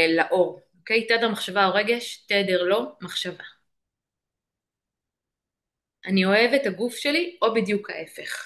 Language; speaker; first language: Hebrew; native; Hebrew